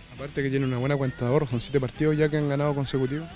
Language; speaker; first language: Spanish; native; Spanish